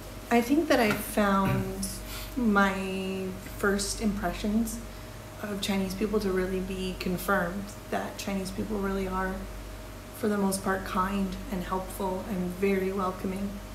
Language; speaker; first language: English; native; English